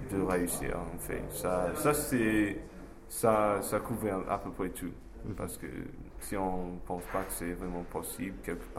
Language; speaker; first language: French; non-native, fluent; English